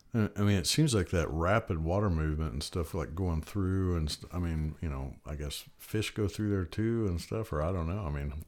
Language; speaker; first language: English; native; English